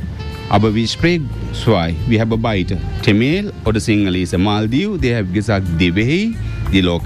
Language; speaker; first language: German; non-native, learner; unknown